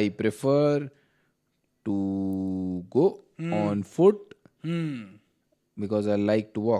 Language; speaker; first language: English; non-native, local second language; Hindi